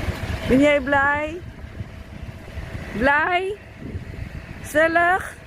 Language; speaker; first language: Dutch; non-native, learner; Cebuano